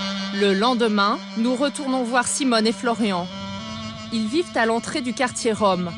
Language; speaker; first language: French; native; French